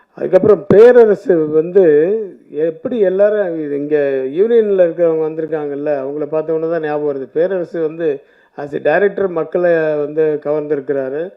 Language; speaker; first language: Tamil; native; Tamil